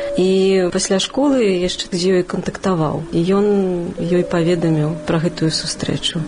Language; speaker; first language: Belarusian; non-native, local second language; Russian